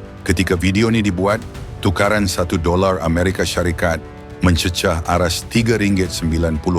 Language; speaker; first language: Malay; native; Malay